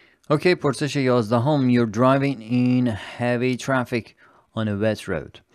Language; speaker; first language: English; non-native, fluent; Persian